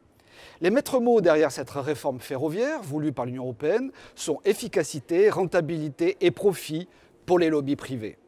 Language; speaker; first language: French; native; French